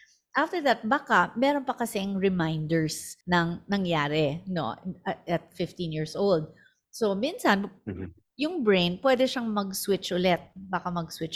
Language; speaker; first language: English; non-native, local second language; Filipino